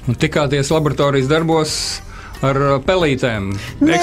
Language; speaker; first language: Latvian; native; Latvian